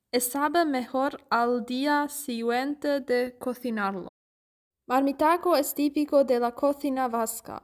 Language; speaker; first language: Spanish; non-native, learner; German